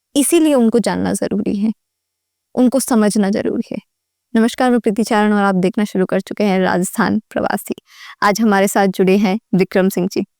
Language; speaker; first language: Hindi; native; Hindi